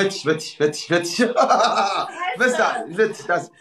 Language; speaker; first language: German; non-native, learner; Somali